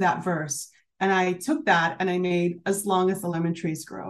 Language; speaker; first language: English; native; English